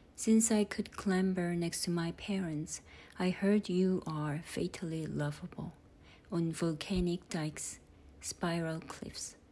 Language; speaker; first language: English; non-native, fluent; Korean